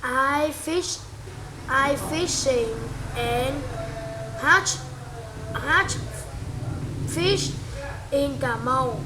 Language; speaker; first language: English; non-native, learner; Vietnamese